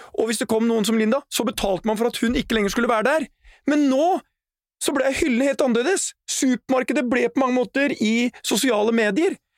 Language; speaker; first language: Norwegian; native; Norwegian